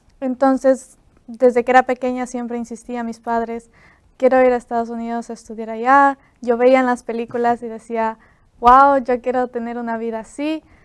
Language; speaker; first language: Spanish; native; Spanish